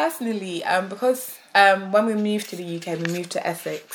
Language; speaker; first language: English; native; English